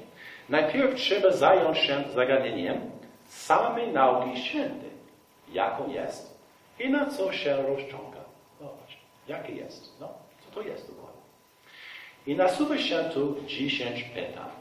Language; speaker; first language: Polish; non-native, fluent; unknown